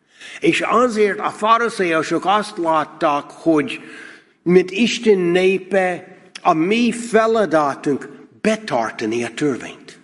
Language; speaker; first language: Hungarian; non-native, fluent; English